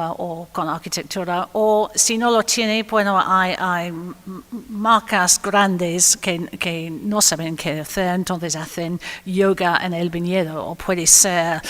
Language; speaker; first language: Spanish; non-native, fluent; English